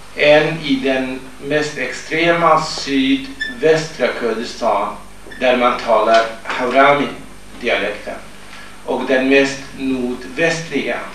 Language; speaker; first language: Swedish; non-native, fluent; Kurdish